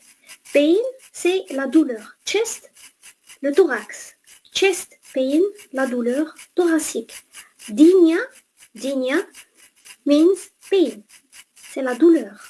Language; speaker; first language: French; non-native, fluent; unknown